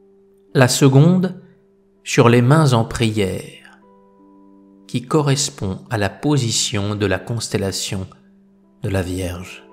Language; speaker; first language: French; native; French